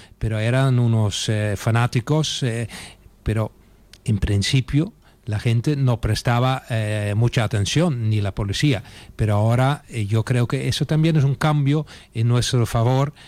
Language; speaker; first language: Spanish; non-native, fluent; Dutch